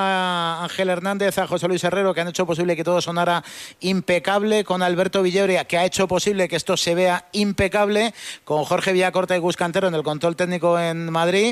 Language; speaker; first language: Spanish; native; Spanish